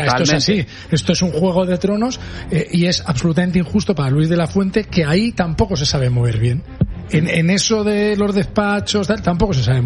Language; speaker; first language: Spanish; native; Spanish